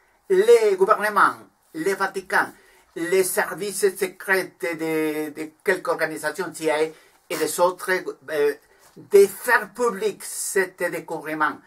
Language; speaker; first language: French; non-native, learner; Spanish